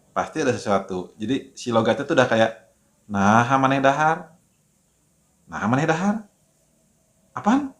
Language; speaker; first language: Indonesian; native; Indonesian